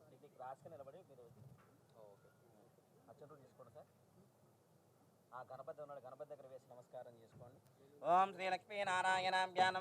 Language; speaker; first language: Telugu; native; Telugu